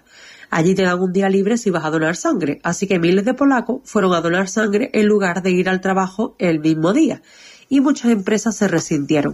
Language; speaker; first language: Spanish; native; Spanish